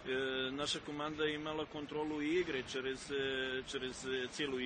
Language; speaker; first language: Russian; non-native, learner; Serbian